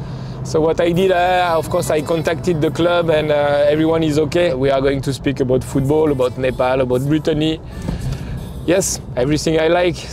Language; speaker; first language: English; non-native, fluent; French